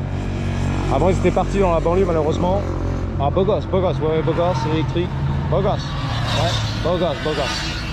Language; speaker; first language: French; native; French